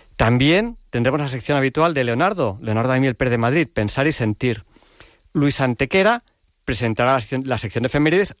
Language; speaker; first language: Spanish; native; Spanish